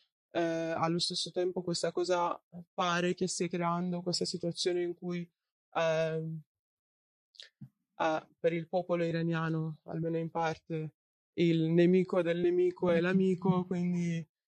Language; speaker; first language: Italian; non-native, fluent; Persian